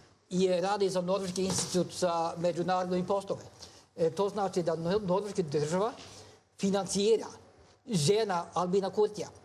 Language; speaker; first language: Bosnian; non-native, fluent; Norwegian